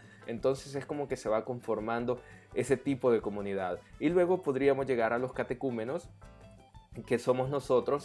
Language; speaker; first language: Spanish; native; Spanish